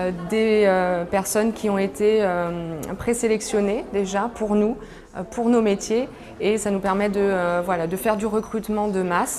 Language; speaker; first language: French; native; French